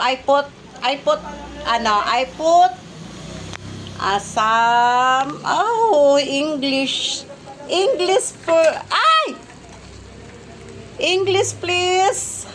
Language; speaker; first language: English; non-native, learner; Filipino